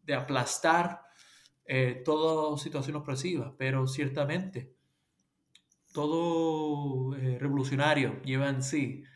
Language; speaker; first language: Spanish; early bilingual, heritage; Spanish